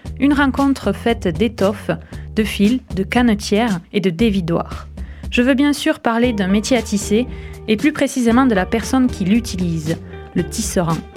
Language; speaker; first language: French; native; French